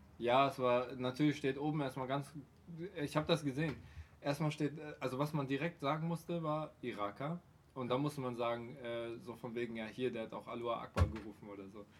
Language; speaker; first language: German; early bilingual, other home language; Polish